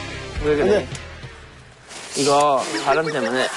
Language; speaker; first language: Korean; non-native, fluent; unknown